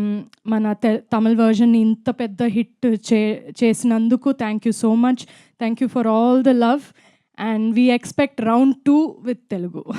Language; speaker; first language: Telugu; non-native, fluent; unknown